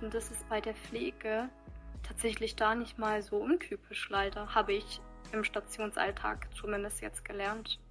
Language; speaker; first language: German; early bilingual, other home language; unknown